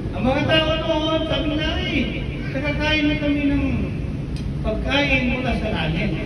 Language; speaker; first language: Filipino; non-native, local second language; Waray